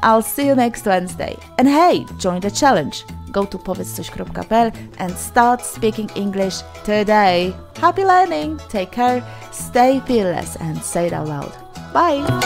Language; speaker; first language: English; non-native, fluent; Polish